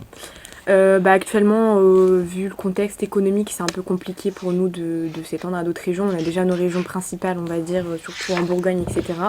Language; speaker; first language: French; native; French